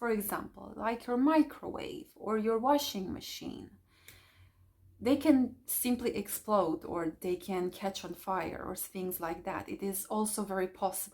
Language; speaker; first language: English; non-native, fluent; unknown